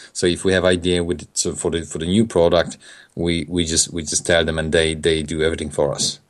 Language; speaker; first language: English; non-native, fluent; Polish